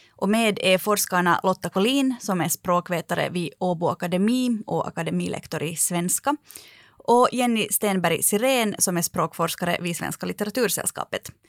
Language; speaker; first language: Swedish; native; Swedish